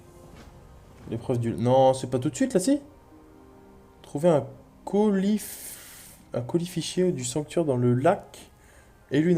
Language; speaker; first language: French; native; French